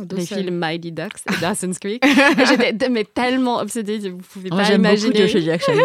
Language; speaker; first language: French; non-native, fluent; English